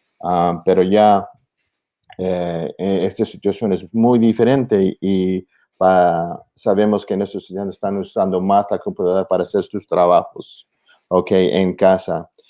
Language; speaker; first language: Spanish; early bilingual, heritage; English